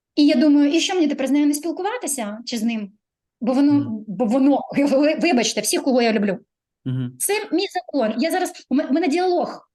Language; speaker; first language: Ukrainian; non-native, local second language; Russian